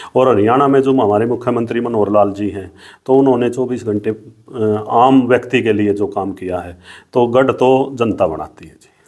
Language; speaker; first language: Hindi; native; Hindi